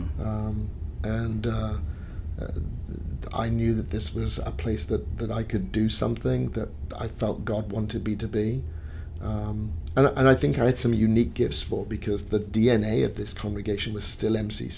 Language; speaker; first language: English; native; English